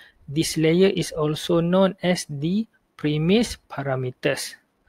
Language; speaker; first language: English; non-native, local second language; Malay